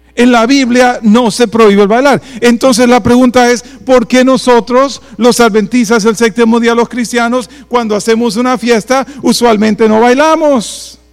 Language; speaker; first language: Spanish; native; Spanish